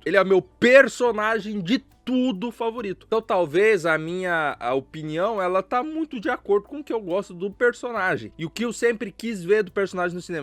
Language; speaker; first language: Portuguese; native; Portuguese